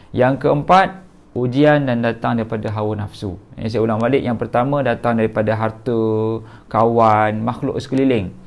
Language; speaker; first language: Malay; native; Malay